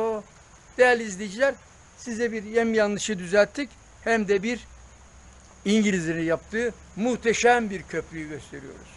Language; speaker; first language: Turkish; native; Turkish